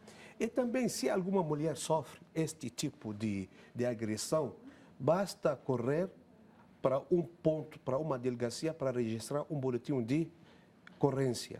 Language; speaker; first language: Portuguese; non-native, fluent; Arabic